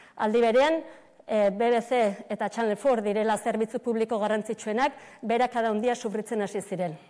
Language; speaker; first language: Basque; native; Basque